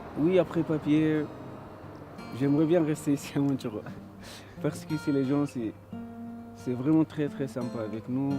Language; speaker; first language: French; non-native, learner; Arabic